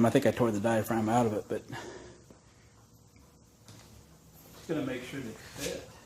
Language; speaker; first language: English; native; English